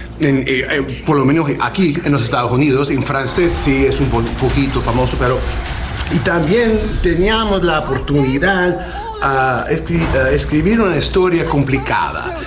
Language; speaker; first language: Spanish; non-native, learner; English